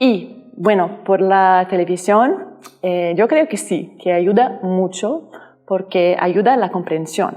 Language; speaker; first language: Spanish; non-native, learner; Portuguese